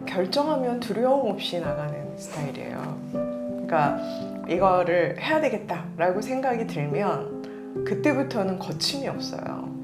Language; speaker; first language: Korean; native; Korean